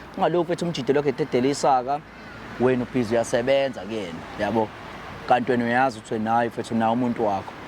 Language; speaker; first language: Zulu; native; Zulu